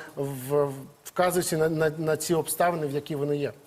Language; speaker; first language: Ukrainian; native; Ukrainian